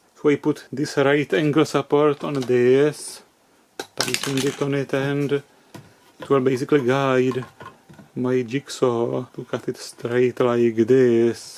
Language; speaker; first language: English; non-native, fluent; Czech